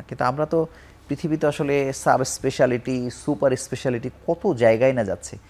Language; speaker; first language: Bangla; native; Bangla